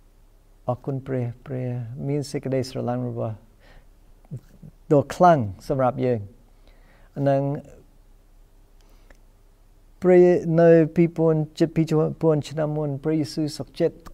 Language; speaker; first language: Khmer; non-native, fluent; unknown